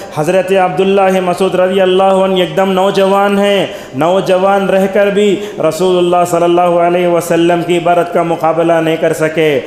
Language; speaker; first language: Urdu; native; Urdu